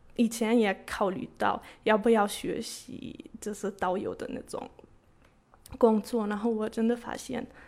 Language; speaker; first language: Chinese; non-native, fluent; German